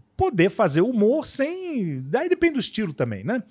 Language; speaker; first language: Portuguese; native; Portuguese